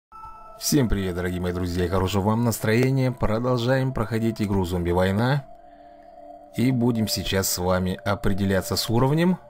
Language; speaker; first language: Russian; native; Russian